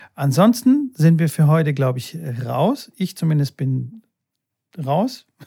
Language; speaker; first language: German; early bilingual, other home language; Bulgarian